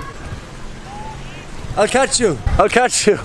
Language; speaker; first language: English; native; English